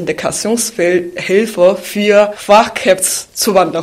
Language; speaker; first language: German; non-native, fluent; Chinese